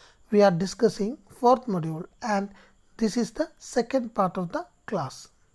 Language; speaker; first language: English; non-native, local second language; Malayalam